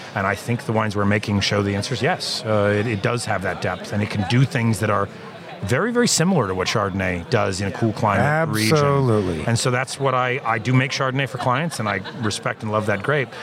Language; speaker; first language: English; native; English